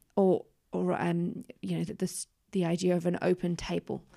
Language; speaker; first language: English; native; English